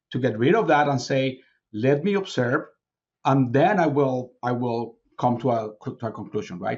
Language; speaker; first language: English; non-native, fluent; Spanish